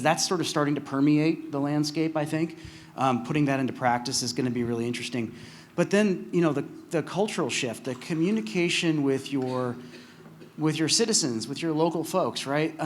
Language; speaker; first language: English; native; English